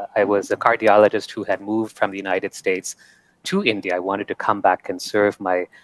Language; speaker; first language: English; native; English